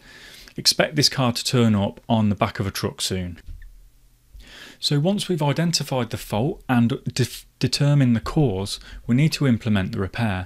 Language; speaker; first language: English; native; English